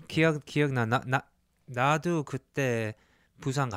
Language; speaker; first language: Korean; early bilingual, heritage; English